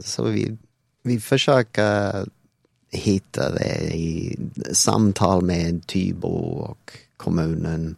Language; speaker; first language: Swedish; non-native, fluent; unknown